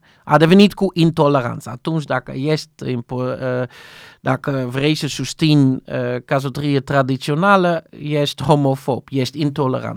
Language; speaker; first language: Romanian; non-native, learner; Dutch